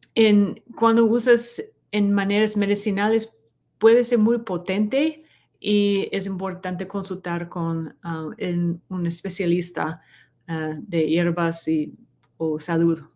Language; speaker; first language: Spanish; non-native, learner; English